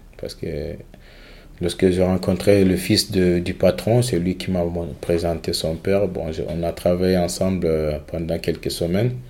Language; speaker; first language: French; non-native, local second language; Fula